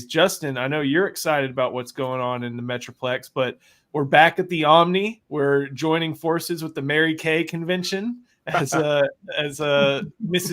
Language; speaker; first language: English; native; English